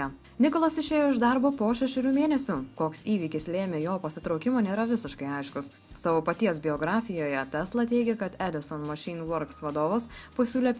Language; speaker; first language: Lithuanian; native; Lithuanian